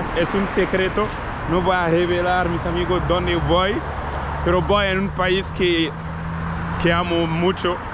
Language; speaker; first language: Spanish; non-native, learner; French